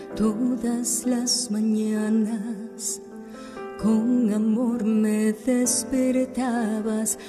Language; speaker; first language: Spanish; native; Spanish